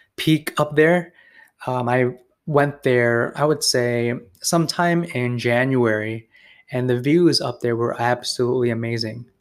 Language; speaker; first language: English; native; English